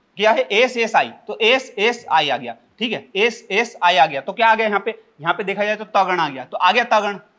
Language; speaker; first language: Hindi; native; Hindi